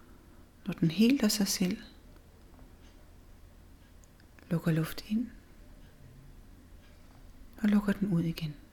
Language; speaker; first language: Danish; native; Danish